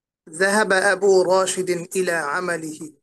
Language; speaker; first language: Arabic; non-native, learner; Bangla